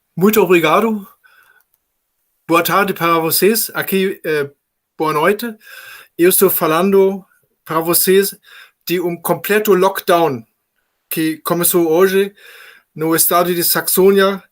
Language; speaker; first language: Portuguese; non-native, fluent; German